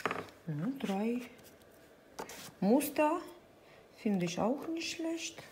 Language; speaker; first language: German; non-native, fluent; Russian